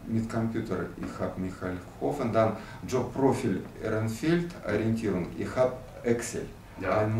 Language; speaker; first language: German; non-native, learner; Russian